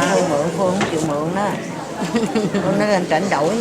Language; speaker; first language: Vietnamese; native; Vietnamese